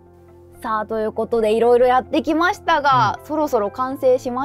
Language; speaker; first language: Japanese; native; Japanese